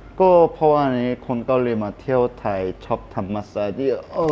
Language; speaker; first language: Thai; non-native, learner; Korean